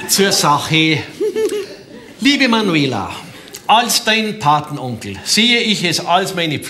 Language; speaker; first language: German; native; German